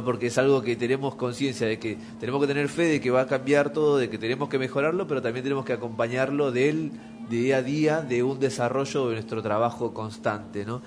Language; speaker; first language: Spanish; native; Spanish